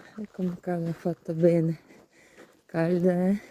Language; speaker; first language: Italian; non-native, learner; Ukrainian